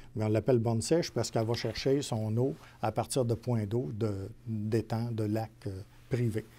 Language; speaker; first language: French; native; French